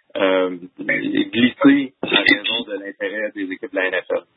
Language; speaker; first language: French; native; French